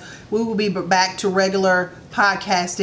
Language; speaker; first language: English; native; English